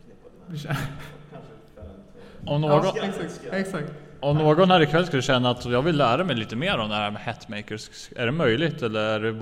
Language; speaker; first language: Swedish; native; Swedish